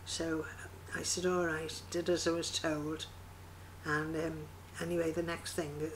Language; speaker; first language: English; native; English